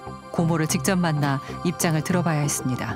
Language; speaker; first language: Korean; native; Korean